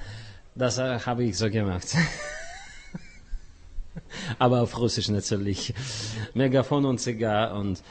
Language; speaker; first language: German; non-native, fluent; Russian